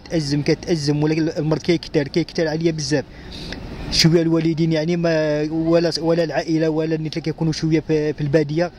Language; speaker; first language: Arabic; native; Arabic